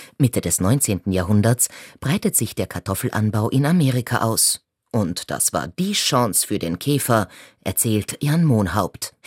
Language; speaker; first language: German; native; German